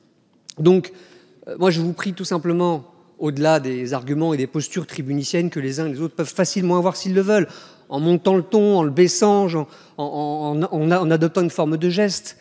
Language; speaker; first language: French; native; French